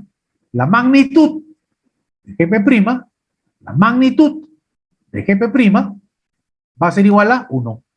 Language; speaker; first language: Spanish; native; Spanish